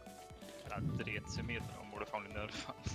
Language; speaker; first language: Swedish; native; Swedish